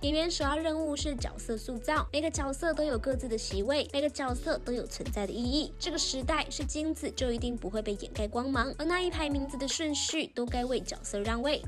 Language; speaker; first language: Chinese; native; Chinese